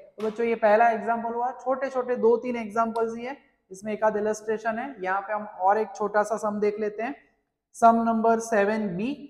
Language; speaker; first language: Hindi; non-native, local second language; Gujarati